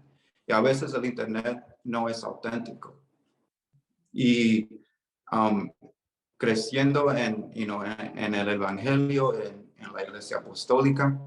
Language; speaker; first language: Spanish; early bilingual, heritage; Spanish